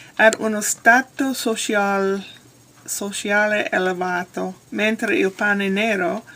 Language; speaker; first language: Italian; non-native, learner; English